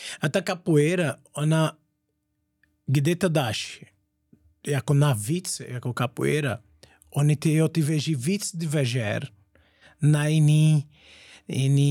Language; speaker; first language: Czech; non-native, learner; Portuguese